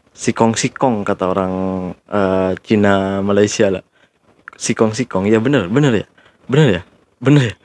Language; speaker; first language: Indonesian; native; Indonesian